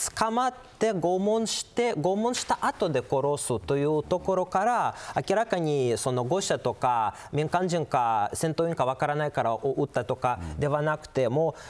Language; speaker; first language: Japanese; non-native, fluent; Ukrainian